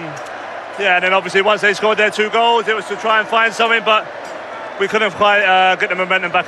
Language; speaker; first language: English; native; English